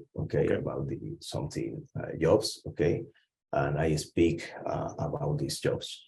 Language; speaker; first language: English; non-native, learner; Spanish